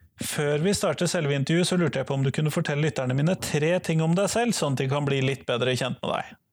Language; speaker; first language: Norwegian; native; Norwegian